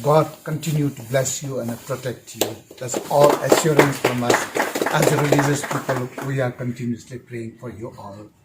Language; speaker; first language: English; non-native, local second language; Nepali